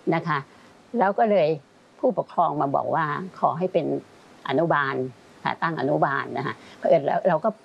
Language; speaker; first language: Thai; native; Thai